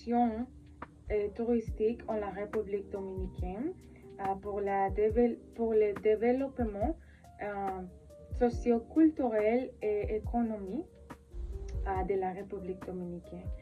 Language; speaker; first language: French; non-native, learner; Spanish